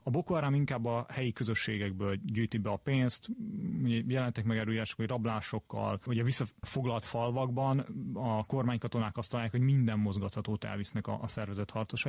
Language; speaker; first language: Hungarian; native; Hungarian